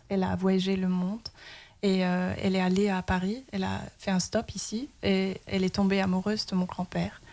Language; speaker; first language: French; early bilingual, heritage; Danish